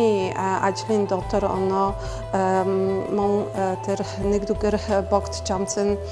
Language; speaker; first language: Mongolian; non-native, fluent; Polish